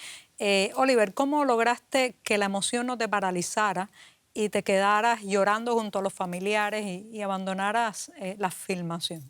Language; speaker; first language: Spanish; native; Spanish